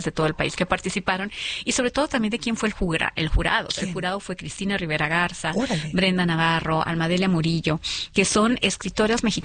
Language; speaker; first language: Spanish; native; Spanish